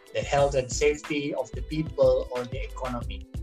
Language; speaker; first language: English; non-native, fluent; Indonesian